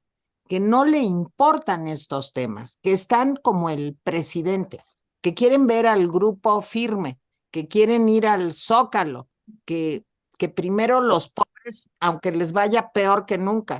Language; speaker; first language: Spanish; native; Spanish